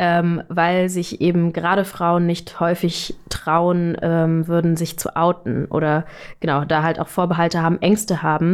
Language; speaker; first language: German; native; German